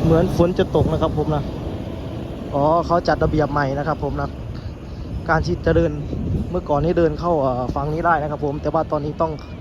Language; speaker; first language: Thai; native; Thai